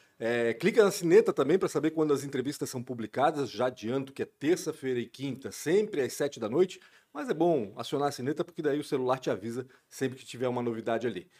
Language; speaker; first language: Portuguese; early bilingual, other home language; Spanish